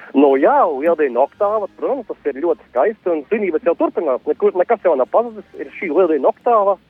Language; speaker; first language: Latvian; native; Latvian